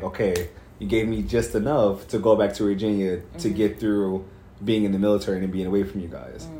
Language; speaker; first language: English; native; English